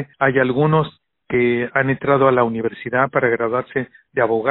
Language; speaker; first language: Spanish; native; Spanish